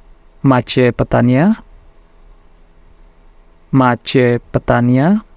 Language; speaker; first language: Polish; non-native, fluent; Indonesian